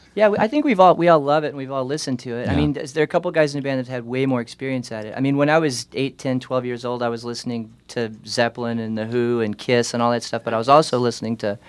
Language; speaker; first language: English; native; English